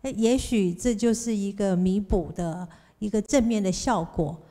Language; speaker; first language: Chinese; native; Chinese